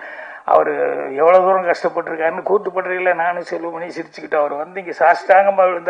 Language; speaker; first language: Tamil; native; Tamil